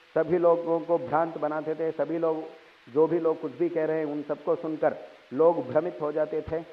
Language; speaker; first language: Hindi; non-native, local second language; Telugu